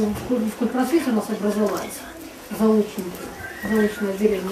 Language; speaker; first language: Russian; native; Russian